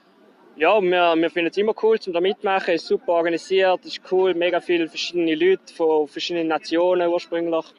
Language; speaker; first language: German; native; German